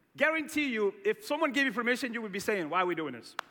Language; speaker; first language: English; early bilingual, other home language; Portuguese